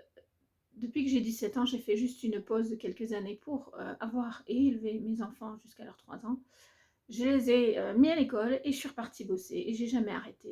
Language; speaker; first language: French; native; French